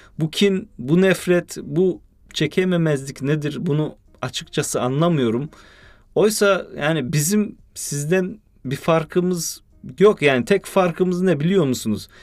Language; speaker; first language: Turkish; early bilingual, heritage; Turkish